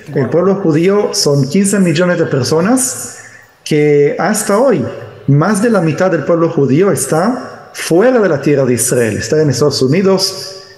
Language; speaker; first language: Spanish; early bilingual, heritage; Hebrew